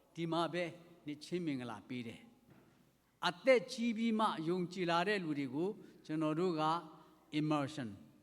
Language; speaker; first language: Burmese; non-native, local second language; Tedim Chin